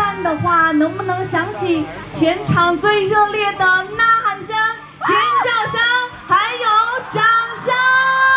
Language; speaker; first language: Chinese; native; Chinese